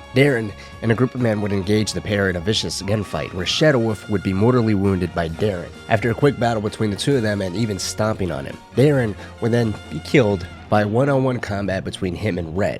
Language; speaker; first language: English; native; English